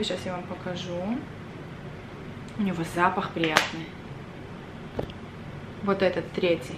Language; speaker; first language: Russian; early bilingual, other home language; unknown